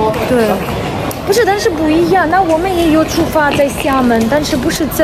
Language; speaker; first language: Chinese; non-native, learner; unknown